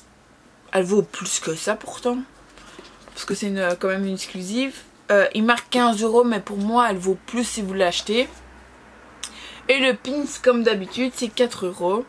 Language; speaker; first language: French; native; French